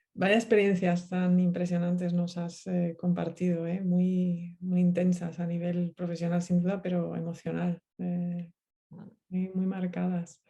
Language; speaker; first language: Spanish; native; Spanish